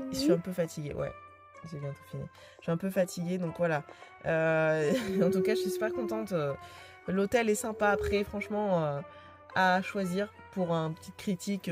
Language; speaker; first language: French; native; French